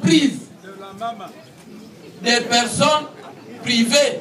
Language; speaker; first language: French; non-native, local second language; Fang